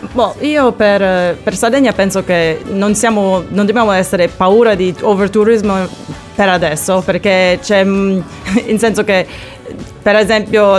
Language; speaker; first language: Italian; non-native, learner; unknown